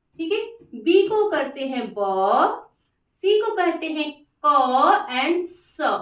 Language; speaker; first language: Hindi; native; Hindi